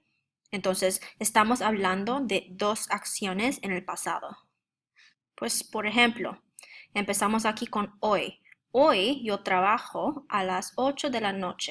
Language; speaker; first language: Spanish; non-native, fluent; English